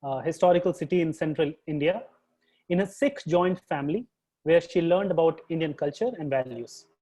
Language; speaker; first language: English; non-native, local second language; Hindi